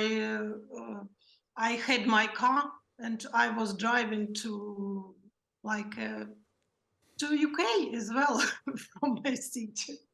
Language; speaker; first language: English; non-native, learner; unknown